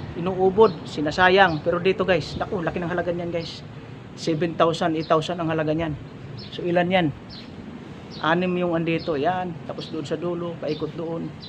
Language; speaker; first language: Filipino; non-native, local second language; Cebuano